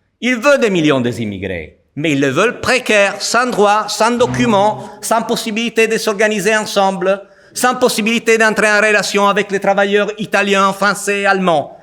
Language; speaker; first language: French; non-native, fluent; Italian